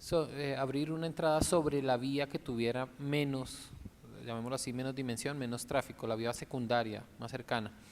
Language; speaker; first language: Spanish; native; Spanish